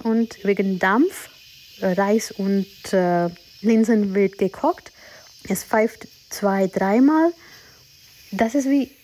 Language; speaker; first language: German; non-native, fluent; Gujarati